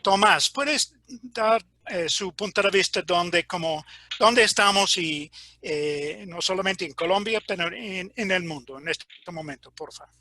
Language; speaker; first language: Spanish; non-native, fluent; English